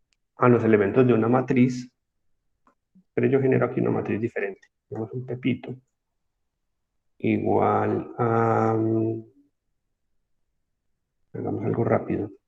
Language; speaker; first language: Spanish; native; Spanish